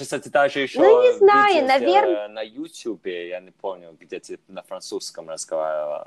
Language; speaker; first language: Russian; non-native, fluent; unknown